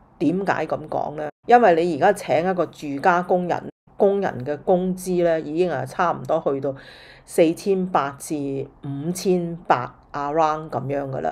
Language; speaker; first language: Cantonese; native; Cantonese